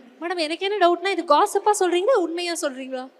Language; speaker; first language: Tamil; native; Tamil